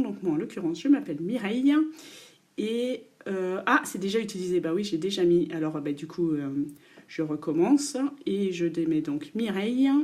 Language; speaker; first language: French; native; French